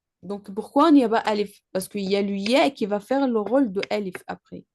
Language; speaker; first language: French; non-native, learner; Arabic